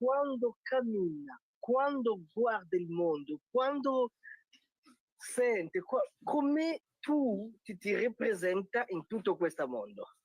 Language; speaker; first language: Italian; non-native, fluent; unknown